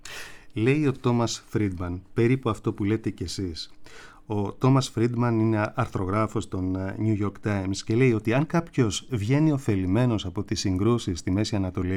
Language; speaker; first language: Greek; native; Greek